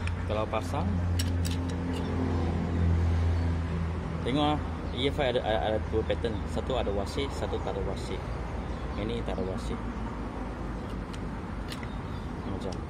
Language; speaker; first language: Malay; non-native, local second language; Chinese